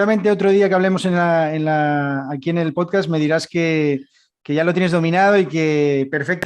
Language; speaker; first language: Spanish; native; Spanish